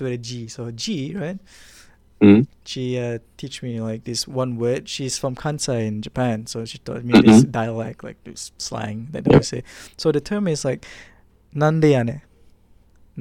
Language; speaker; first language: English; non-native, local second language; Malay